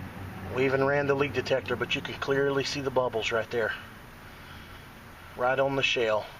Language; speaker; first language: English; native; English